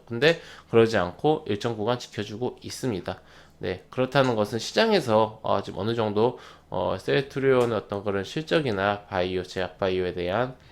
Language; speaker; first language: Korean; native; Korean